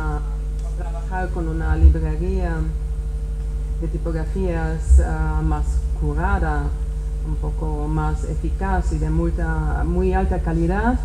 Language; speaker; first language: Spanish; non-native, fluent; Czech